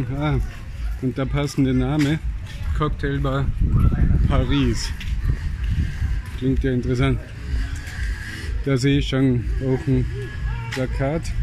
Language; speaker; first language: German; native; German